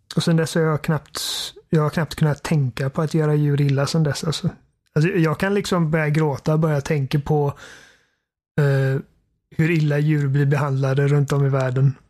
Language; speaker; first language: Swedish; native; Swedish